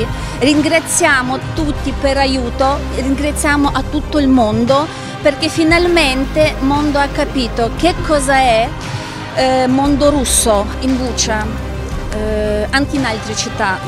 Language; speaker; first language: Italian; non-native, learner; Ukrainian